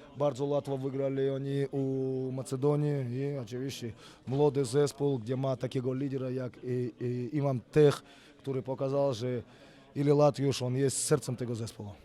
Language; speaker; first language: Polish; non-native, learner; Russian